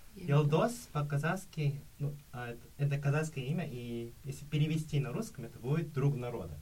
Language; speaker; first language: Russian; early bilingual, other home language; Korean